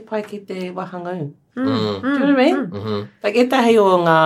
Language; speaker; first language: Māori; non-native, local second language; English